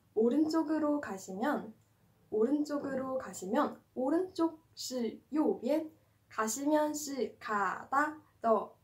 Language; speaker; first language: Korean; non-native, fluent; Chinese